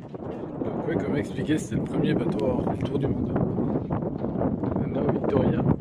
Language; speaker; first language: French; native; French